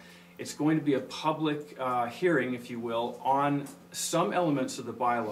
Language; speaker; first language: English; native; English